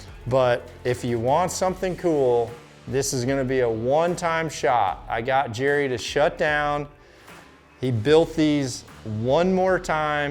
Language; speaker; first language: English; native; English